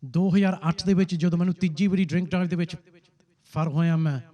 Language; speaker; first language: Punjabi; early bilingual, heritage; Punjabi